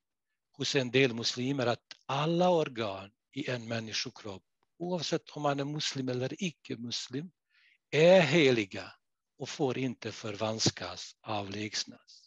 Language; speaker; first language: Swedish; non-native, fluent; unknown